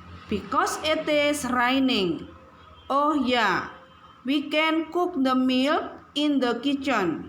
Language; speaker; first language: English; non-native, learner; Indonesian